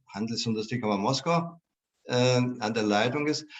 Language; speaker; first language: German; non-native, fluent; Russian